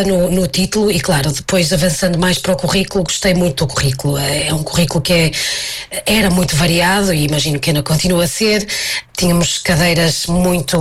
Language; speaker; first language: Portuguese; native; Portuguese